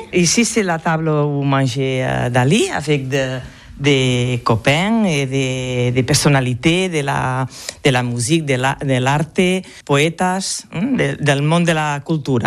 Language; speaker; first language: French; non-native, learner; Catalan